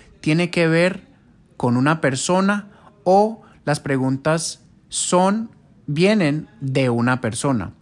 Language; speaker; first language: Spanish; early bilingual, heritage; Spanish